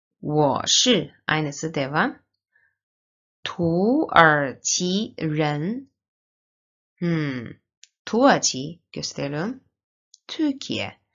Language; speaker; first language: Turkish; non-native, learner; Chinese